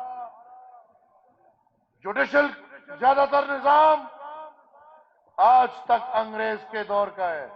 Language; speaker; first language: Urdu; non-native, local second language; Pashto